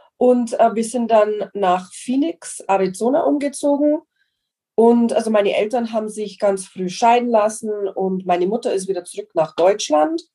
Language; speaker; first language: German; non-native, fluent; English